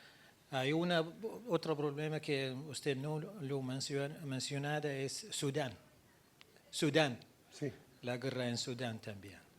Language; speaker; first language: Spanish; non-native, learner; Arabic